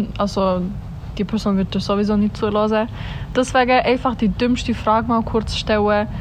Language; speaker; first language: German; early bilingual, other home language; Swiss German